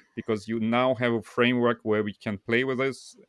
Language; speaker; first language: English; non-native, fluent; Russian